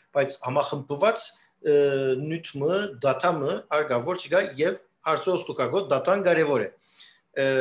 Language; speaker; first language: Armenian; early bilingual, heritage; Armenian